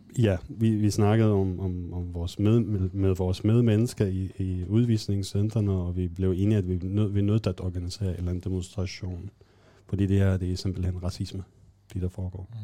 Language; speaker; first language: Danish; non-native, fluent; Arabic